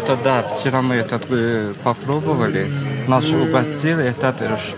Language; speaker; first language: Russian; non-native, local second language; Azerbaijani